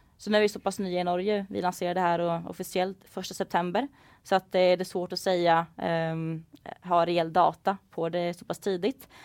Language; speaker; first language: Swedish; native; Swedish